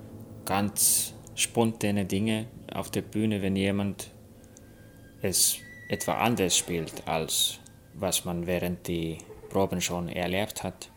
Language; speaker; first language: German; non-native, fluent; Finnish